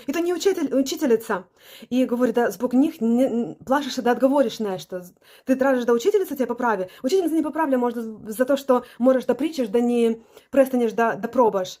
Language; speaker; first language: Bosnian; non-native, learner; Russian